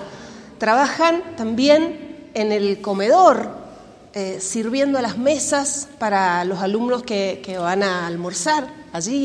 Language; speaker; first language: Spanish; native; Spanish